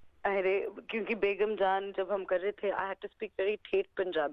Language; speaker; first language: Punjabi; early bilingual, heritage; Punjabi